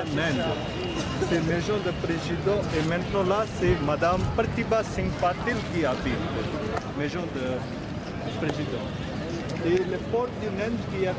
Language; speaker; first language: French; non-native, learner; Hindi